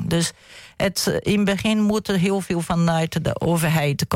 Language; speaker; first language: Dutch; non-native, fluent; Portuguese